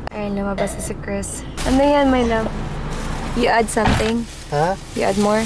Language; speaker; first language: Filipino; non-native, local second language; Cebuano